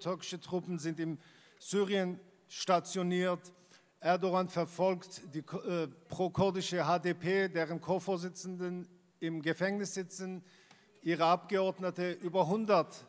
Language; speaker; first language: German; non-native, fluent; Kurdish